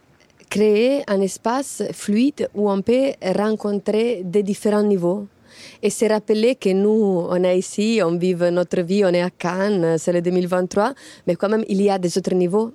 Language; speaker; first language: French; non-native, fluent; Italian